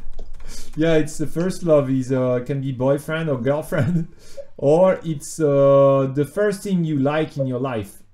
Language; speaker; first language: English; non-native, fluent; French